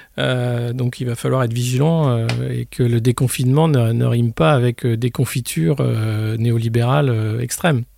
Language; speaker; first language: French; native; French